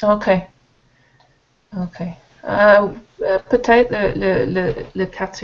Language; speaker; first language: French; non-native, learner; English